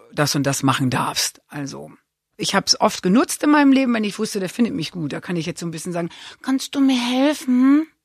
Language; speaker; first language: German; native; German